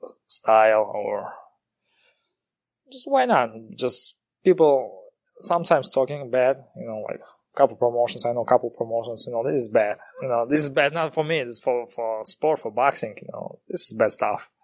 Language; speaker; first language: English; non-native, learner; Kazakh